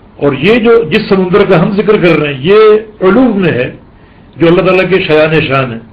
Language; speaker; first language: Urdu; native; Urdu